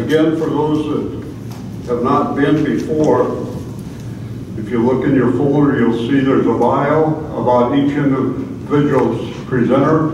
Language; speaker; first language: English; native; English